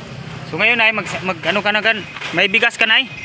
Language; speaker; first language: Filipino; non-native, local second language; Cebuano